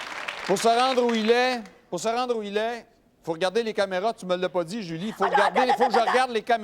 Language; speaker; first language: French; native; French